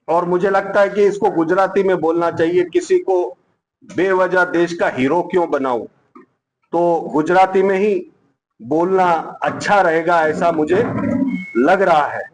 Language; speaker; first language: Hindi; non-native, local second language; Gujarati